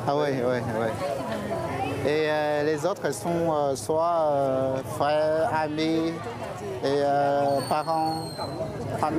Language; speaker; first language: French; non-native, fluent; Vietnamese